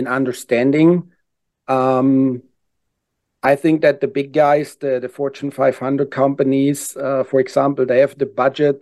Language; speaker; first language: English; non-native, fluent; German